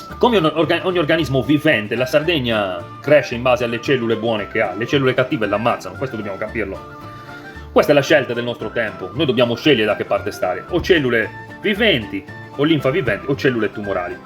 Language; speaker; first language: Italian; native; Italian